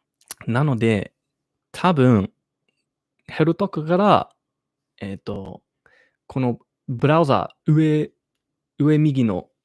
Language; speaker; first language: Japanese; non-native, learner; English